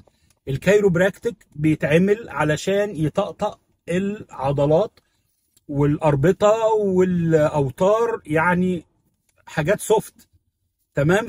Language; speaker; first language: Arabic; native; Arabic